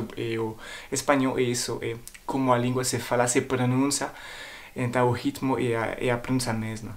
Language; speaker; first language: Portuguese; non-native, fluent; French